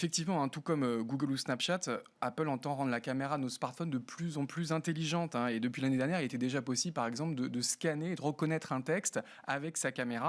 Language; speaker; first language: French; native; French